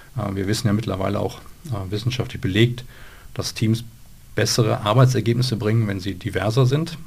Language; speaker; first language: German; native; German